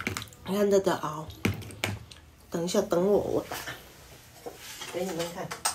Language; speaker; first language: Chinese; non-native, fluent; Vietnamese